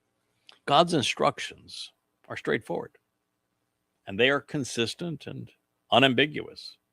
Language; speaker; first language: English; native; English